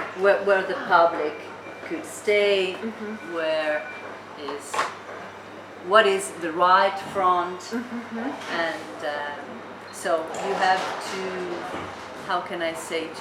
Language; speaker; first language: English; non-native, fluent; Italian